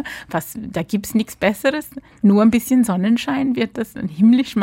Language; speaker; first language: German; non-native, fluent; English